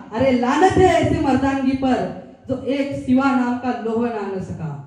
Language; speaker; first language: Hindi; non-native, local second language; Marathi